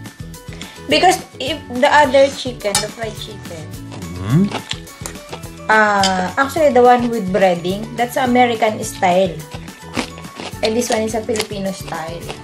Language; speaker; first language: English; non-native, learner; Filipino